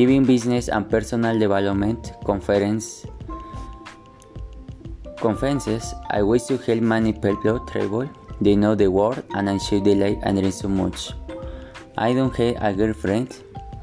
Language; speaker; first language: English; non-native, learner; Spanish